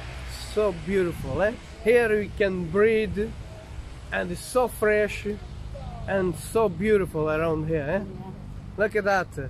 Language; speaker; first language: English; non-native, fluent; Portuguese